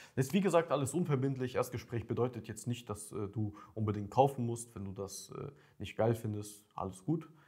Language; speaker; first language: German; early bilingual, other home language; Ukrainian